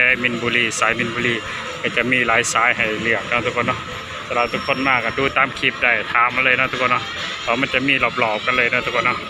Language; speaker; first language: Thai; non-native, local second language; Lao